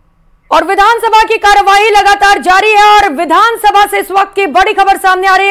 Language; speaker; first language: Hindi; native; Hindi